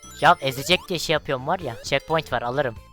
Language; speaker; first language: Turkish; native; Turkish